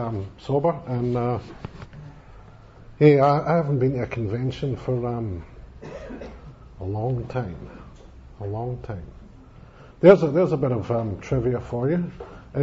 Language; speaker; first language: English; native; English